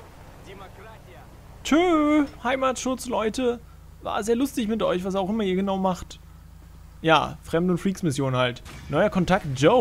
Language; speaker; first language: German; native; German